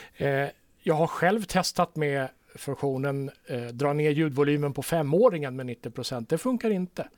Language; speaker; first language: Swedish; native; Swedish